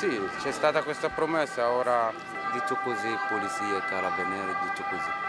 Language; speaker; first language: Italian; non-native, fluent; Arabic